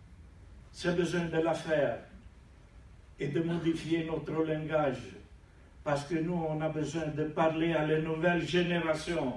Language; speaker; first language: French; non-native, fluent; Italian